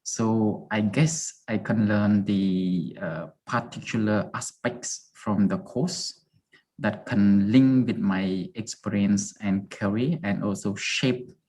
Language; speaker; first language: English; non-native, fluent; Khmer